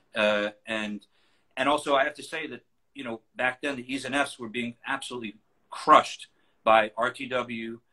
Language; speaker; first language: English; native; English